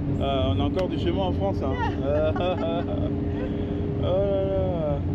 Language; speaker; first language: French; native; French